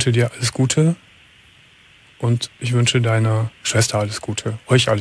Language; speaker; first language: German; native; German